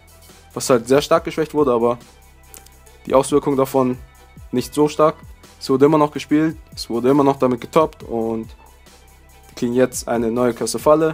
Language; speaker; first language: German; native; German